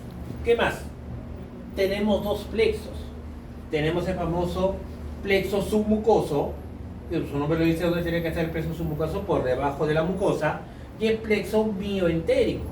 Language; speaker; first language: Spanish; native; Spanish